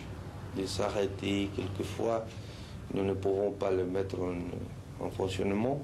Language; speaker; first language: French; non-native, fluent; Spanish